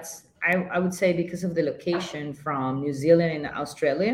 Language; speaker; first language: English; non-native, fluent; Spanish